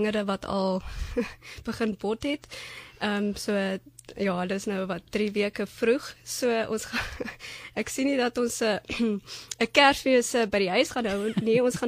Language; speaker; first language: Afrikaans; non-native, fluent; German